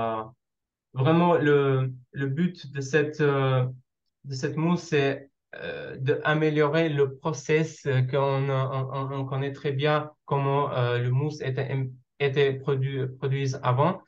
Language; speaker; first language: French; non-native, learner; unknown